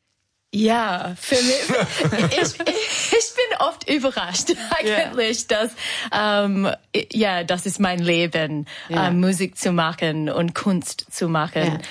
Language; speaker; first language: German; non-native, learner; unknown